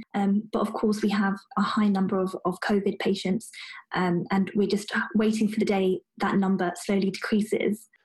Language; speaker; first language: English; native; English